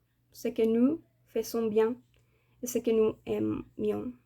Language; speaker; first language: French; non-native, fluent; Spanish